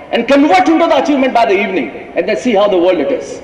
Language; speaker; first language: English; non-native, local second language; Hindi